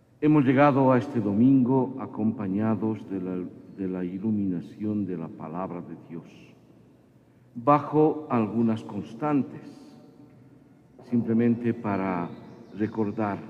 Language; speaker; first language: Spanish; native; Spanish